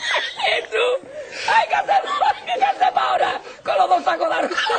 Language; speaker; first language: Spanish; native; Spanish